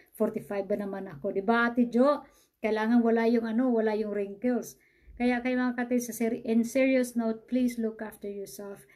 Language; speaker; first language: Filipino; non-native, local second language; Cebuano